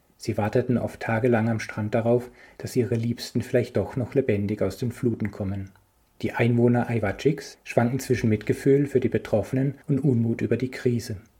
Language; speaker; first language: German; native; German